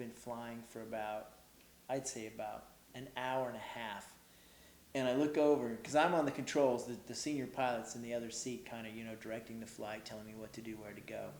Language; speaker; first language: English; native; English